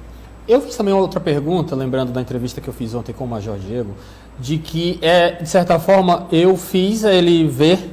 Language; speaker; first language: Portuguese; native; Portuguese